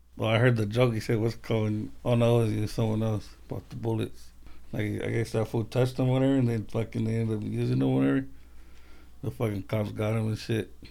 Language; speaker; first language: English; native; English